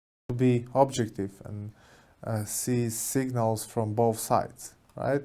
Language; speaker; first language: English; non-native, fluent; Polish